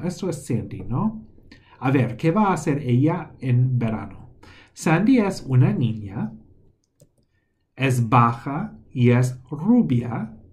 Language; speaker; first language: Spanish; non-native, fluent; English